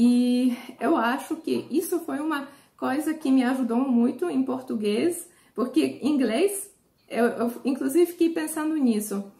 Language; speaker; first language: Portuguese; non-native, fluent; Polish